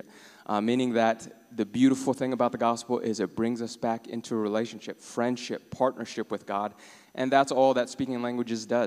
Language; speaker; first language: English; native; English